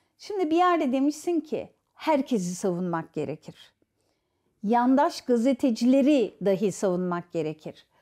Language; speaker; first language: Turkish; native; Turkish